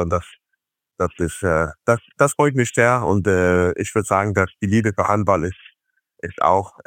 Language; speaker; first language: German; non-native, fluent; Faroese